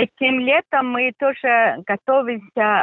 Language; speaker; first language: Russian; non-native, fluent; Mongolian